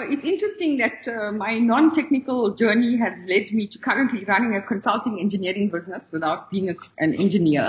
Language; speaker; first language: English; native; English